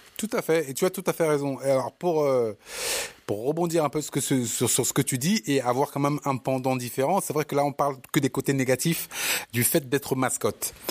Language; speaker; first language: French; early bilingual, other home language; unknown